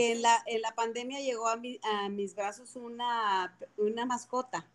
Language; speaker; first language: Spanish; native; Spanish